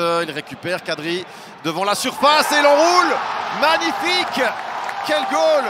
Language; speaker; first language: French; native; French